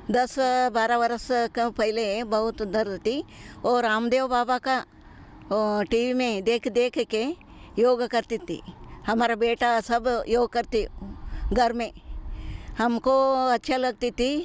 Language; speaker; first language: Hindi; non-native, local second language; Kannada